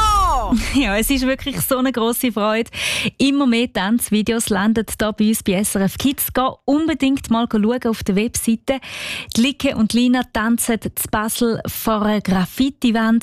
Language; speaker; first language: German; native; German